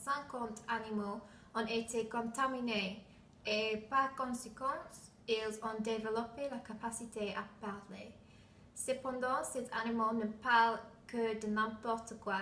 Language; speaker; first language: French; non-native, learner; English